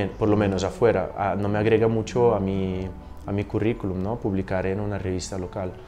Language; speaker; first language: Spanish; non-native, fluent; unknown